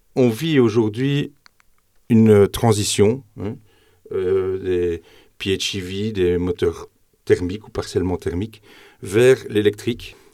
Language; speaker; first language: French; native; French